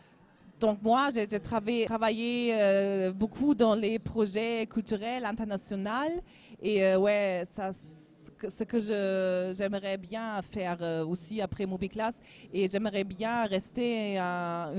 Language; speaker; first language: French; non-native, learner; German